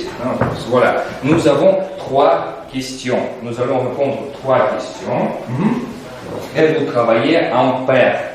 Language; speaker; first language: French; non-native, fluent; Russian